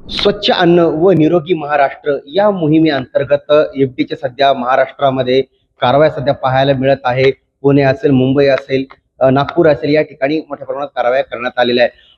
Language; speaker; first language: Marathi; native; Marathi